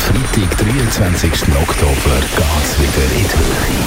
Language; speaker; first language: German; native; German